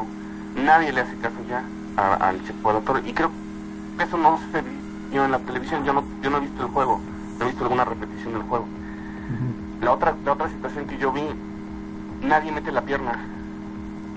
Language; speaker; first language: Spanish; native; Spanish